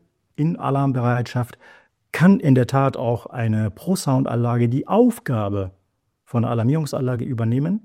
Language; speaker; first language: German; native; German